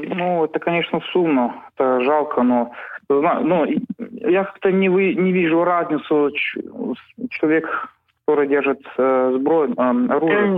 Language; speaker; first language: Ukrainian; non-native, local second language; Russian